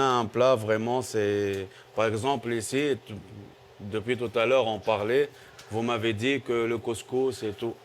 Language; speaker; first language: French; non-native, local second language; Arabic